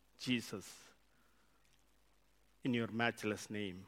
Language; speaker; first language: English; non-native, local second language; Malayalam